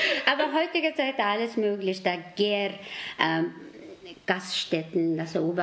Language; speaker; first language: German; non-native, learner; Mongolian